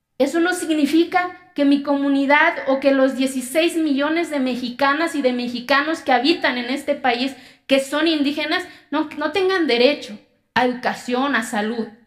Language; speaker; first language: Spanish; non-native, local second language; Zapotec